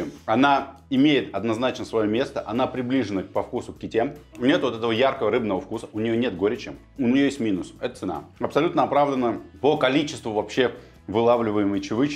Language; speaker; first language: Russian; native; Russian